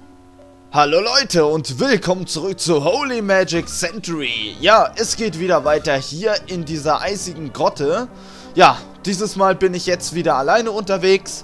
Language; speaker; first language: German; native; German